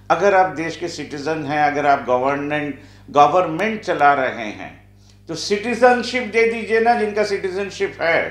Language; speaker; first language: Hindi; non-native, local second language; Bangla